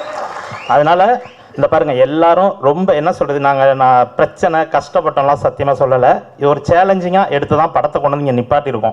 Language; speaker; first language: Tamil; native; Tamil